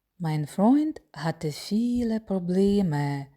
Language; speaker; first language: German; non-native, fluent; Ukrainian